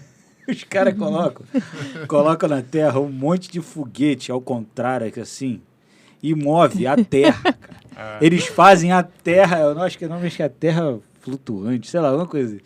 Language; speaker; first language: Portuguese; native; Portuguese